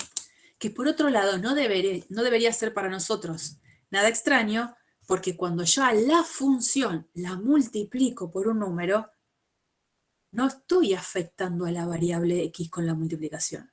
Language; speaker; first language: Spanish; native; Spanish